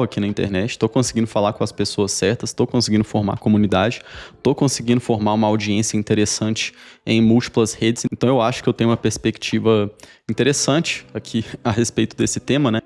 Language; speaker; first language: Portuguese; native; Portuguese